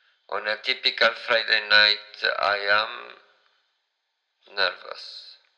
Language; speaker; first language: English; non-native, fluent; Spanish